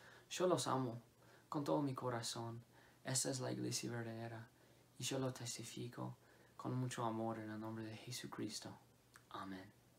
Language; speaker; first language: Spanish; non-native, fluent; English